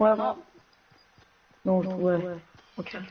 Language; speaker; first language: English; non-native, learner; Greek